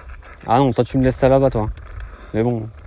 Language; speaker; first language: French; native; French